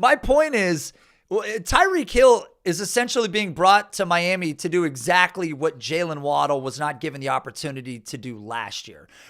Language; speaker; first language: English; native; English